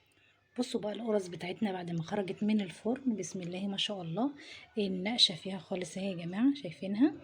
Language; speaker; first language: Arabic; native; Arabic